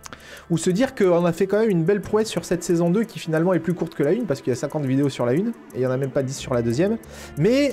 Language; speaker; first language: French; native; French